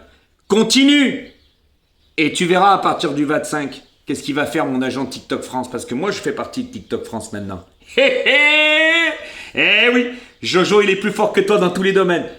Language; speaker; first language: French; native; French